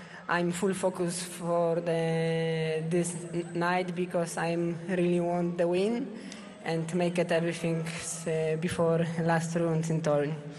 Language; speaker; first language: English; non-native, learner; Polish